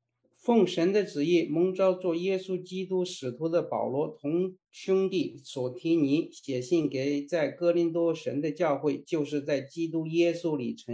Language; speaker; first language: Chinese; native; Chinese